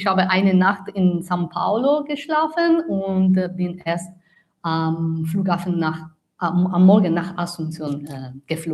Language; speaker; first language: German; non-native, learner; Italian